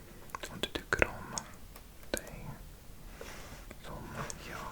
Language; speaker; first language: Swedish; non-native, learner; English